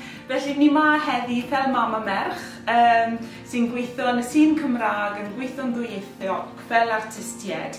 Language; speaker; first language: Welsh; native; Welsh